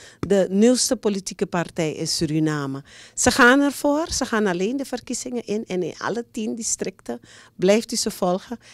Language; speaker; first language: Dutch; native; Dutch